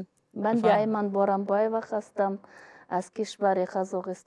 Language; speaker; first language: Persian; non-native, fluent; Kazakh